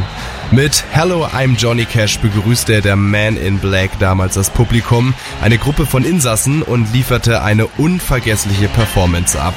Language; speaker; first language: German; native; German